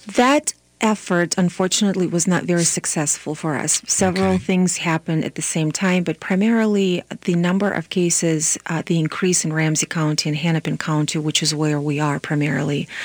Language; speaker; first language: English; non-native, fluent; Romanian